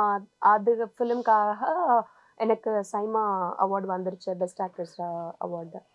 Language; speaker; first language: Tamil; non-native, learner; Telugu